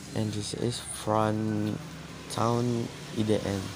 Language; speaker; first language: English; non-native, learner; Indonesian